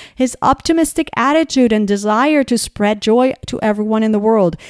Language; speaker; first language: English; non-native, fluent; Spanish